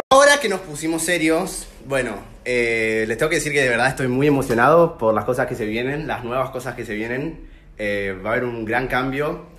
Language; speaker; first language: Spanish; native; Spanish